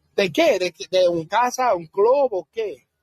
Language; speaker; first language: Spanish; non-native, learner; English